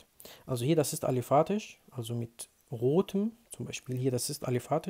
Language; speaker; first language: German; non-native, fluent; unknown